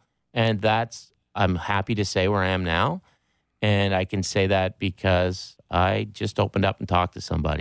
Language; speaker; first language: English; native; English